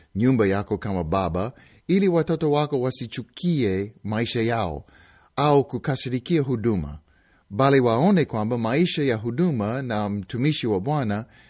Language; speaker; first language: Swahili; non-native, fluent; English